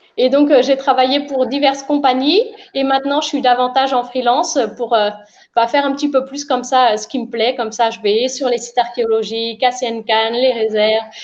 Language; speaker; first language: French; native; French